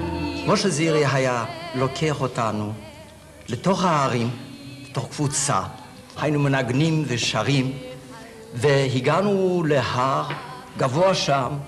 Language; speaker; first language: Hebrew; non-native, fluent; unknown